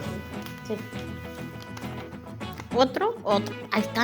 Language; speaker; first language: Spanish; native; Spanish